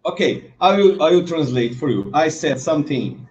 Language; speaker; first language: English; non-native, learner; Portuguese